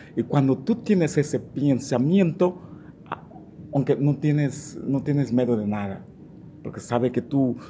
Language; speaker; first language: Spanish; non-native, fluent; Portuguese